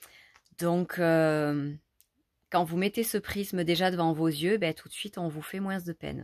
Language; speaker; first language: French; native; French